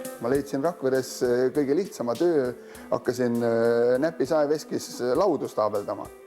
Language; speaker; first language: Estonian; native; Estonian